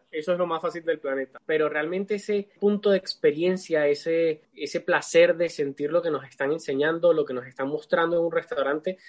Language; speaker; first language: Spanish; native; Spanish